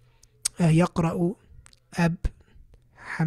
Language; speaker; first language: Arabic; non-native, fluent; English